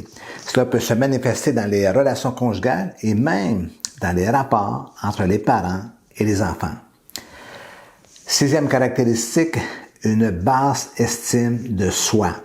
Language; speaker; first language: French; native; French